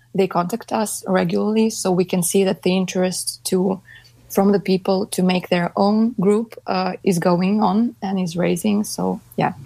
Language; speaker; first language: English; non-native, fluent; Russian